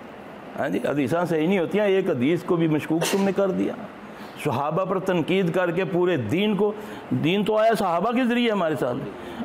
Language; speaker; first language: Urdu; non-native, local second language; Punjabi